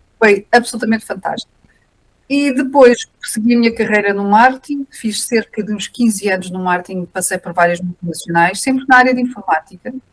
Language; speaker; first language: Portuguese; native; Portuguese